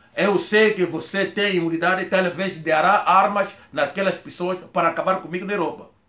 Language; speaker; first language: Portuguese; non-native, local second language; Kongo